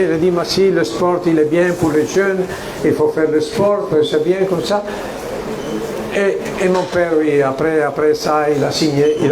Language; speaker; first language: French; non-native, fluent; Italian